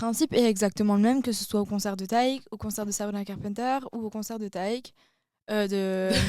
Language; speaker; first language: French; native; French